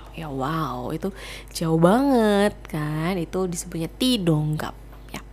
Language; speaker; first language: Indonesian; native; Indonesian